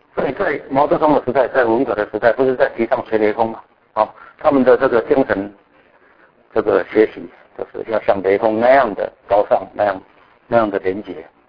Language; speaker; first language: Chinese; native; Chinese